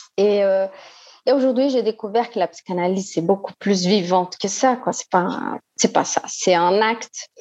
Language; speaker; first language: French; non-native, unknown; Portuguese